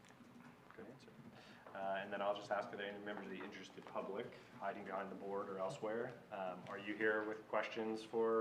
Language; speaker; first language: English; native; English